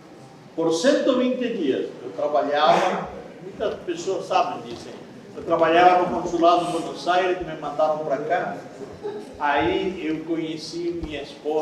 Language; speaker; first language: Portuguese; non-native, fluent; Spanish